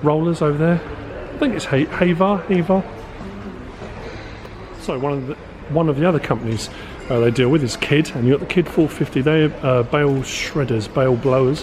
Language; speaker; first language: English; native; English